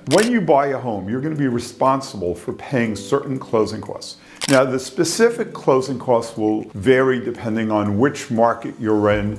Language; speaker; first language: English; native; English